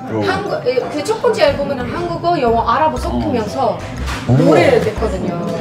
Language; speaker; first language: Korean; non-native, fluent; Arabic